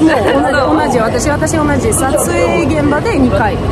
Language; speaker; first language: Japanese; non-native, fluent; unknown